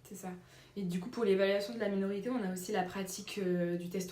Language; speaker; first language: French; native; French